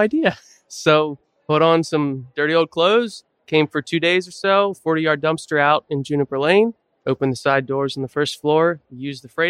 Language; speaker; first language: English; native; English